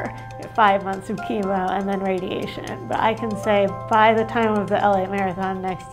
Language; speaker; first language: English; native; English